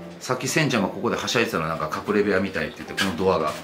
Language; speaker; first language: Japanese; native; Japanese